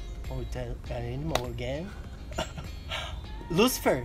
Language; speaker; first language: English; non-native, fluent; Portuguese